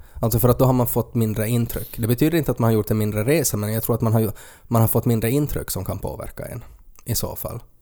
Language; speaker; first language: Swedish; native; Swedish